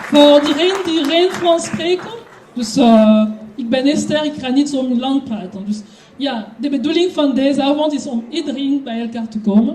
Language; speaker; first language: Dutch; non-native, fluent; French